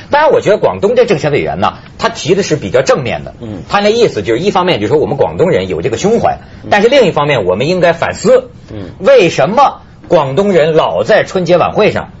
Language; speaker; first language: Chinese; native; Chinese